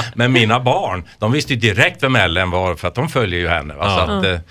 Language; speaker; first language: Swedish; native; Swedish